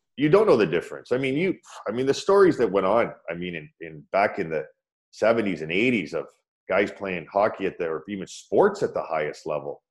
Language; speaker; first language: English; native; English